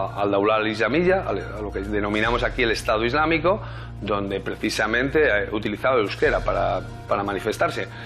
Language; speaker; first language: Spanish; native; Spanish